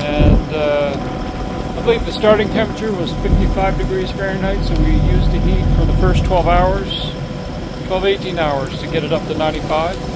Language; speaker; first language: English; native; English